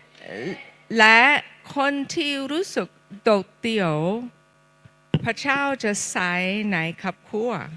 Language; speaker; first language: Thai; non-native, fluent; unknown